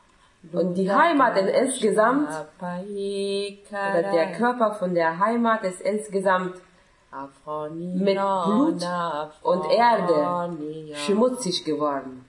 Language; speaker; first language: German; non-native, fluent; Persian